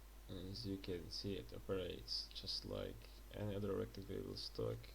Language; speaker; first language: English; non-native, fluent; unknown